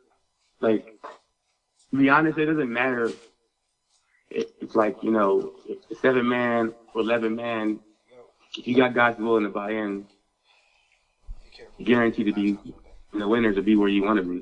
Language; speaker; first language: English; native; English